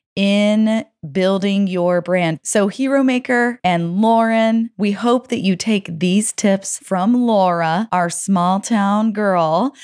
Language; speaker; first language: English; native; English